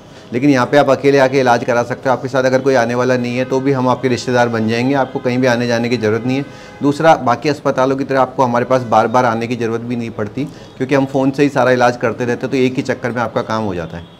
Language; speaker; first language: Hindi; native; Hindi